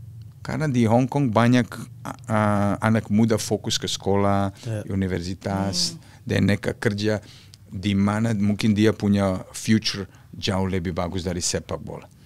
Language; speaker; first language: Indonesian; non-native, fluent; Serbian